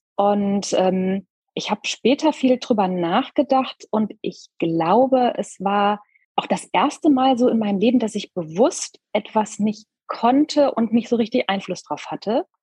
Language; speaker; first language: German; native; German